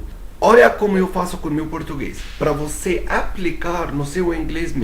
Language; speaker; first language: Portuguese; non-native, fluent; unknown